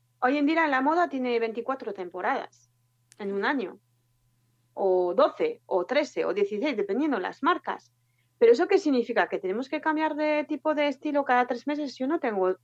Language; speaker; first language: Spanish; non-native, fluent; French